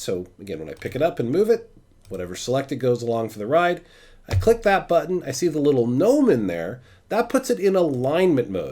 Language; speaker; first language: English; native; English